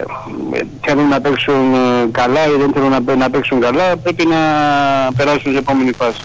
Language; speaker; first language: Greek; non-native, fluent; Georgian